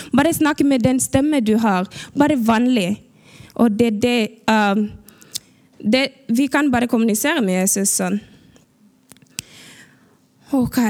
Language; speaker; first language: Norwegian; early bilingual, other home language; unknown